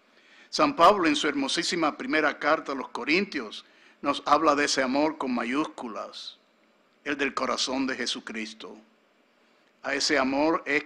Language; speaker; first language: Spanish; native; Spanish